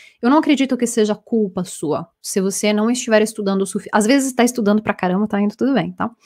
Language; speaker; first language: Portuguese; non-native, fluent; Italian